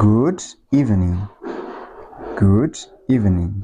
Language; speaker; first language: English; non-native, local second language; Oromo